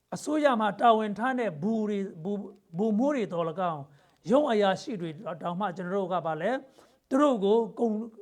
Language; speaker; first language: Burmese; non-native, local second language; Hakha Chin